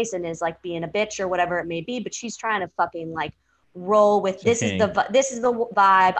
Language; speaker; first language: English; native; English